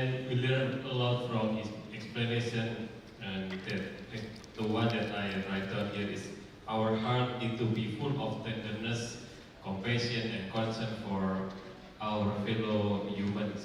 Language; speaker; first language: English; non-native, fluent; Indonesian